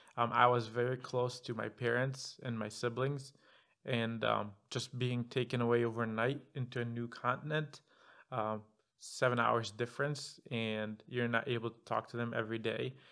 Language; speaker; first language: English; non-native, fluent; Arabic